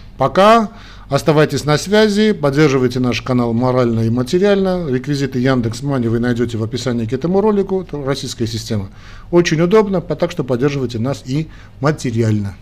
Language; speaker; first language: Russian; non-native, local second language; Armenian